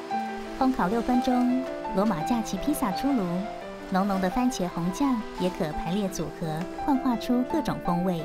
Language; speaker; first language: Chinese; native; Chinese